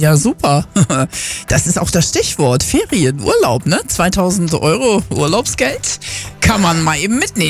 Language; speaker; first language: German; native; German